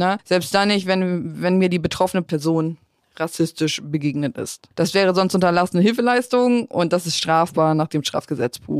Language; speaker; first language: German; native; German